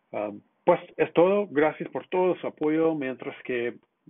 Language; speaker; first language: Spanish; non-native, fluent; English